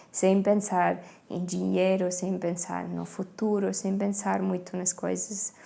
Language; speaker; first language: Portuguese; non-native, fluent; Estonian